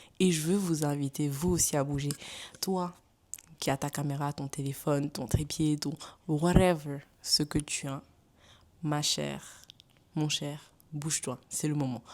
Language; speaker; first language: French; non-native, local second language; Wolof